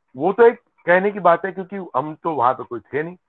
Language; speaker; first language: Hindi; non-native, local second language; Gujarati